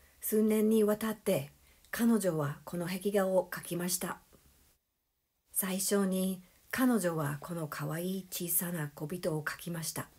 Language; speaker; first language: Japanese; non-native, fluent; English